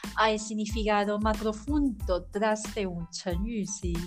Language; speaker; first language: Spanish; non-native, learner; Chinese